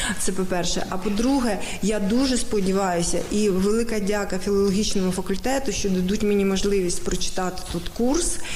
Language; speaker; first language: Ukrainian; native; Ukrainian